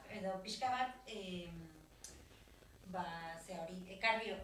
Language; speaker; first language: Basque; non-native, local second language; Spanish